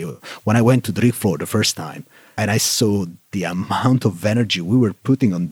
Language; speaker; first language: English; non-native, fluent; Italian